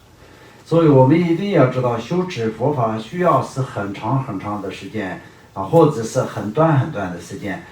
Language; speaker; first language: Chinese; non-native, local second language; Tibetan